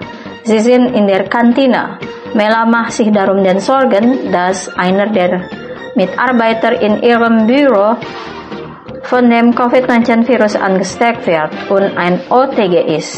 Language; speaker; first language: German; non-native, fluent; Indonesian